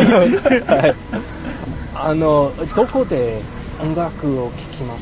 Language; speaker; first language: Japanese; non-native, learner; English